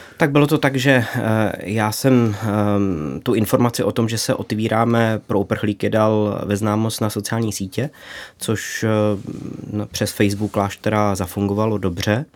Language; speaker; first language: Czech; native; Czech